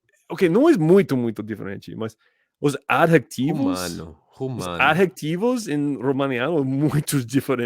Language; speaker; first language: Portuguese; non-native, learner; English